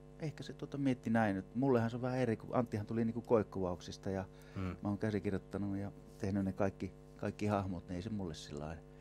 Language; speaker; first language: Finnish; native; Finnish